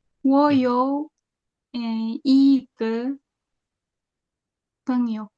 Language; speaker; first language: Chinese; non-native, learner; Uzbek